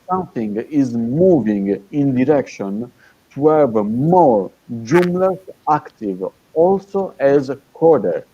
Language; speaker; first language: English; non-native, fluent; Italian